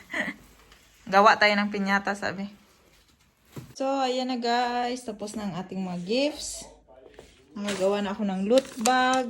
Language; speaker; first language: Filipino; non-native, local second language; Cebuano